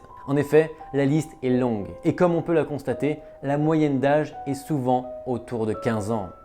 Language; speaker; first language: French; native; French